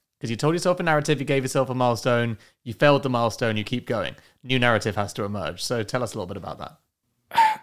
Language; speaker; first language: English; native; English